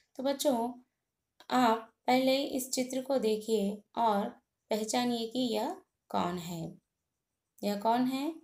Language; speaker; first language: Hindi; non-native, local second language; Telugu